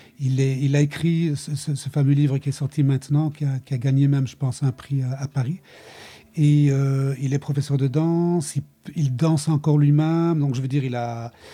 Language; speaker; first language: French; native; French